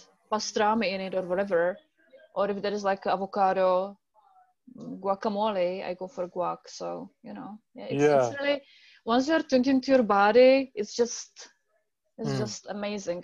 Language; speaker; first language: English; non-native, fluent; Czech